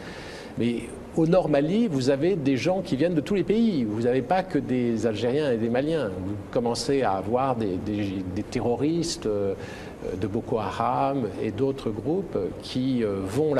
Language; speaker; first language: French; native; French